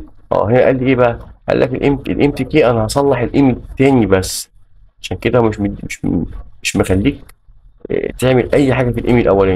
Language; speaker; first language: Arabic; native; Arabic